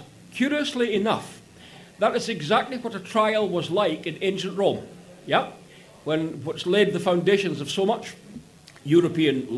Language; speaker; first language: English; native; English